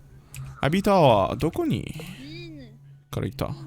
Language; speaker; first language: Japanese; non-native, learner; English